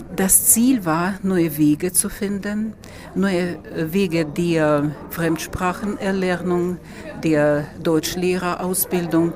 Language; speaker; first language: German; non-native, fluent; Russian